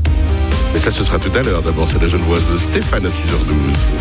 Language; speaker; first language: French; native; French